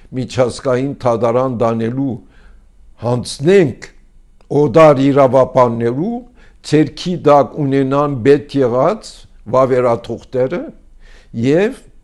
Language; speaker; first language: Armenian; early bilingual, heritage; Armenian